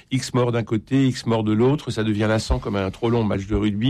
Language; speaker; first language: French; native; French